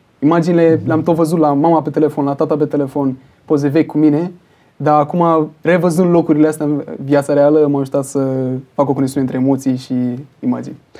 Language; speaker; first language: Romanian; early bilingual, heritage; Romanian